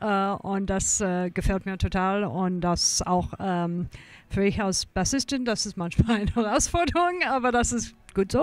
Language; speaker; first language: German; non-native, fluent; English